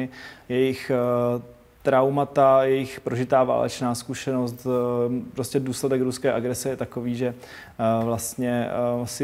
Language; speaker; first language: Czech; native; Czech